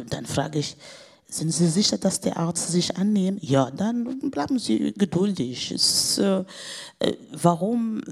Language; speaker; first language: German; non-native, fluent; Portuguese